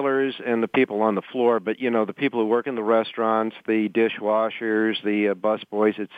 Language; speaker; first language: English; native; English